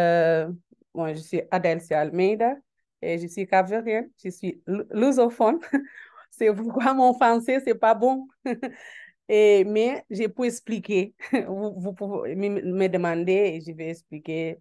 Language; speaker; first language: French; non-native, learner; Portuguese